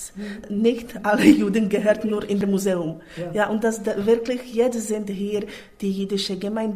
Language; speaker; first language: German; non-native, fluent; Czech